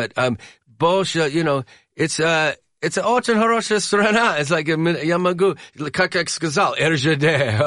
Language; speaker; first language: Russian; non-native, learner; English